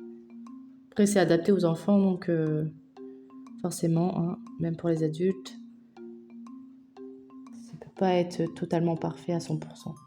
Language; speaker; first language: French; native; French